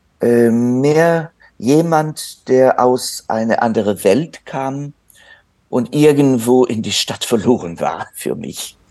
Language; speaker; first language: German; non-native, fluent; French